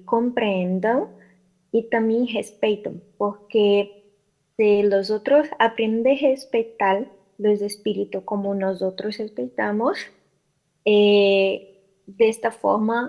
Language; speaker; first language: Spanish; non-native, learner; Portuguese